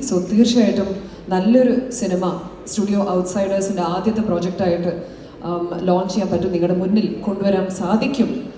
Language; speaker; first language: Malayalam; early bilingual, heritage; Malayalam